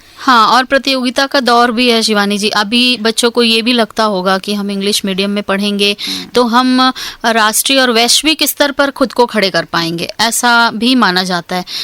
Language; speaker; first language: Hindi; native; Hindi